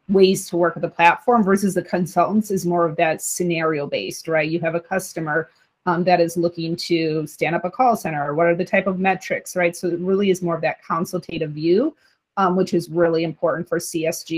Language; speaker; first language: English; native; English